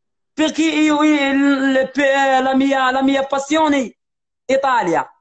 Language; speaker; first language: Italian; non-native, learner; Arabic